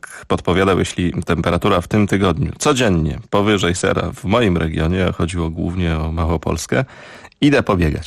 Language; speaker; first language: Polish; native; Polish